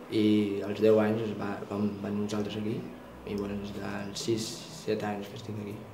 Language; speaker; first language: Catalan; early bilingual, other home language; Arabic